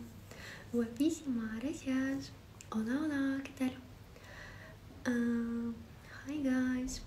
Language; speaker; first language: Spanish; non-native, learner; Ukrainian